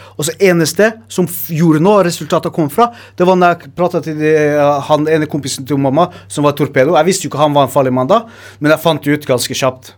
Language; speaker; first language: Norwegian; native; Norwegian